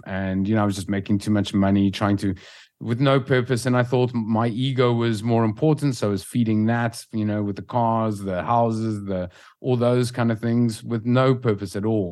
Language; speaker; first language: English; native; English